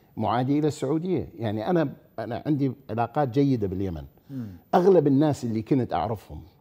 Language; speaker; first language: Arabic; native; Arabic